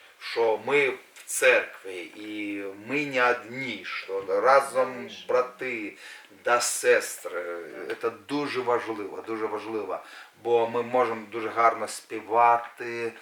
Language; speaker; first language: Ukrainian; non-native, local second language; Russian